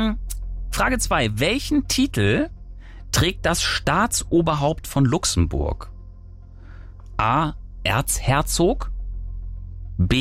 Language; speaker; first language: German; native; German